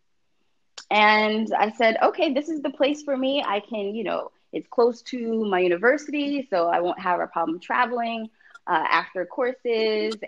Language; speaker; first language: English; native; English